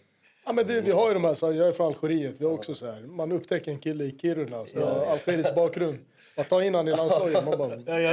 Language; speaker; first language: Swedish; native; Swedish